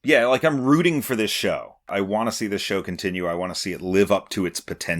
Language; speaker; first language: English; native; English